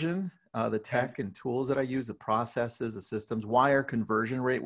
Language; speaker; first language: English; native; English